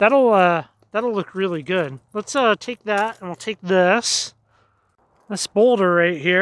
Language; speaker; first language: English; native; English